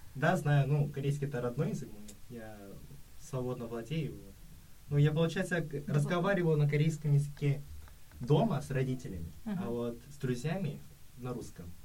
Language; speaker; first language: Russian; early bilingual, other home language; Korean